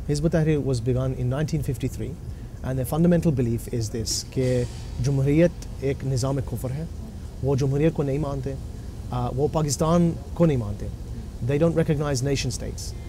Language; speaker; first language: Urdu; early bilingual, other home language; English